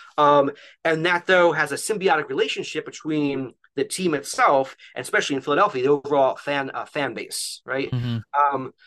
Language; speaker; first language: English; native; English